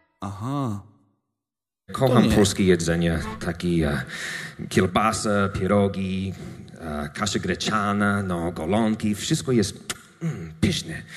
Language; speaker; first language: Polish; non-native, learner; English